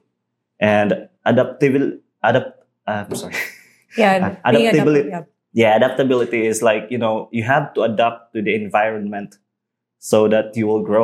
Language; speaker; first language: English; non-native, local second language; Cebuano